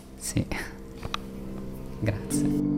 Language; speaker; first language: Italian; non-native, learner; Persian